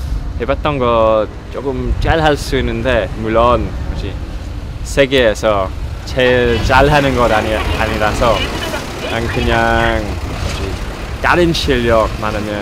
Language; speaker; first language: Korean; non-native, learner; English